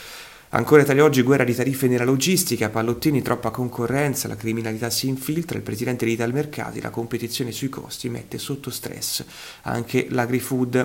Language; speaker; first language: Italian; native; Italian